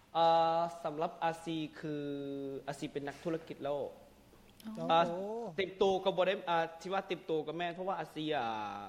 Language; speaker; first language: Lao; non-native, local second language; Hmong